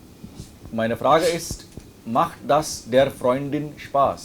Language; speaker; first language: German; non-native, fluent; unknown